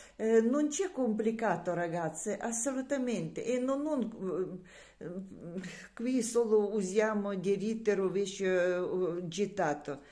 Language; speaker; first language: Italian; non-native, learner; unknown